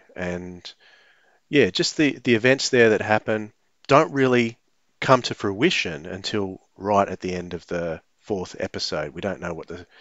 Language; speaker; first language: English; native; English